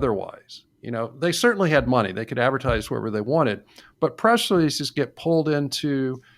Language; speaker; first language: English; native; English